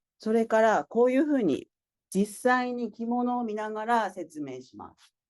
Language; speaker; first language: Japanese; native; Japanese